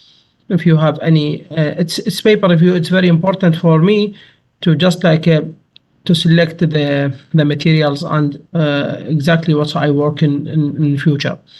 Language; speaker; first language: English; non-native, learner; Arabic